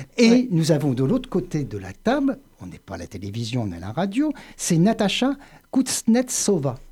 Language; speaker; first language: French; native; French